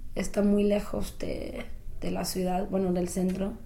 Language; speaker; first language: Spanish; non-native, fluent; English